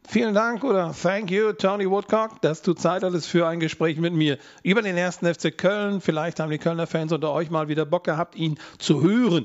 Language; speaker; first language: German; native; German